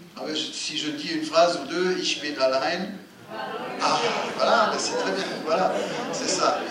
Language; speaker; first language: French; non-native, fluent; German